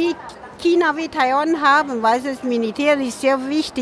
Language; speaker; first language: German; non-native, fluent; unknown